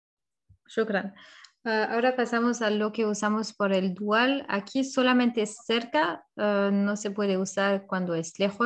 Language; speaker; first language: Spanish; non-native, fluent; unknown